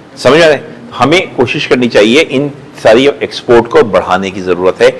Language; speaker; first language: Urdu; native; Urdu